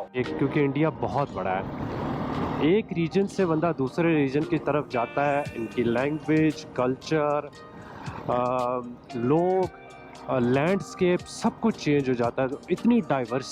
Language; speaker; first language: Urdu; native; Urdu